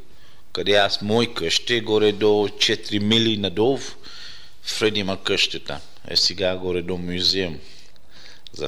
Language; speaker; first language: Bulgarian; non-native, learner; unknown